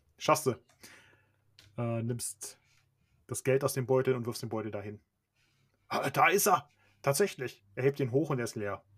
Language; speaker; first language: German; native; German